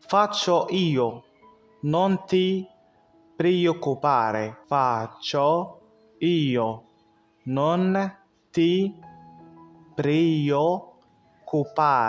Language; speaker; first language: Italian; non-native, fluent; Arabic